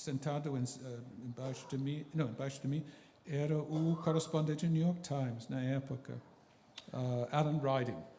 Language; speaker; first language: Portuguese; non-native, fluent; English